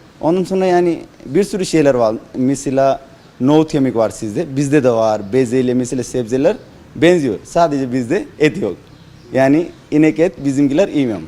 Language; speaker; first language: Turkish; non-native, learner; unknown